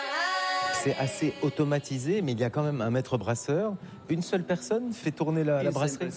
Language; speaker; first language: French; native; French